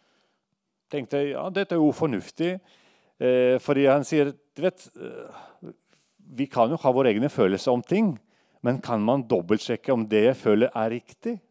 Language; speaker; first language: Norwegian; non-native, fluent; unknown